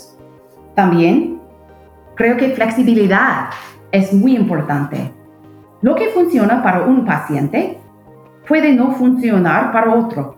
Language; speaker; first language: Spanish; non-native, fluent; English